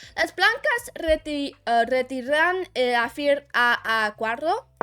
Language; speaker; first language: Spanish; non-native, learner; Chinese